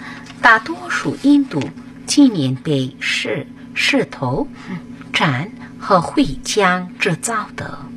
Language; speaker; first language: Chinese; non-native, learner; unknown